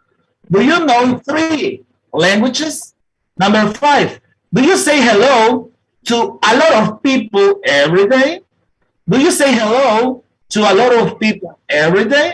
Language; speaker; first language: English; non-native, fluent; Spanish